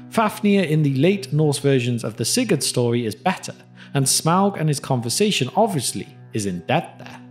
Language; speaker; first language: English; native; English